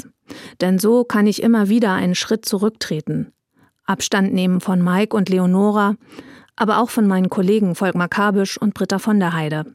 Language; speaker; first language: German; native; German